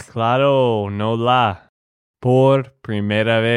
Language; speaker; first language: Spanish; non-native, fluent; English